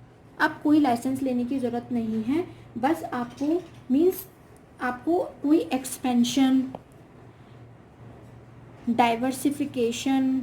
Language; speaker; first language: Hindi; native; Hindi